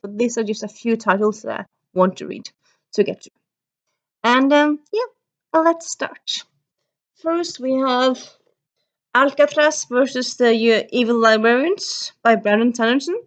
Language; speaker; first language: English; early bilingual, heritage; Norwegian